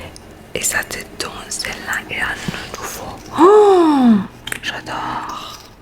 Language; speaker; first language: French; non-native, learner; Spanish